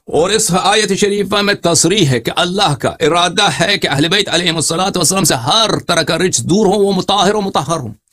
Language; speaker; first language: Urdu; non-native, fluent; Persian